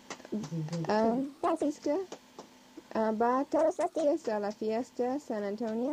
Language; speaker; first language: Spanish; non-native, learner; English